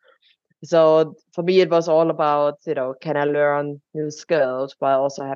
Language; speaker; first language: English; non-native, fluent; German